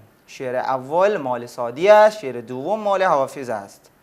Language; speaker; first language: Persian; non-native, fluent; Urdu